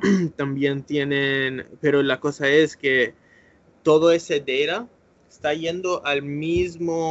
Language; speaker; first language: Spanish; early bilingual, heritage; English